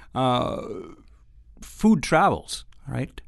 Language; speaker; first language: English; non-native, local second language; Gujarati